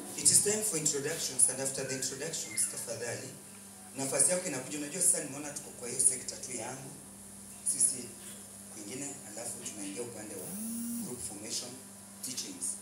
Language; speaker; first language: Swahili; non-native, local second language; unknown